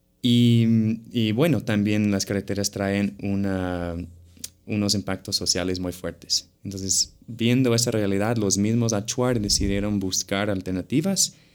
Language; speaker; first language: Spanish; non-native, fluent; English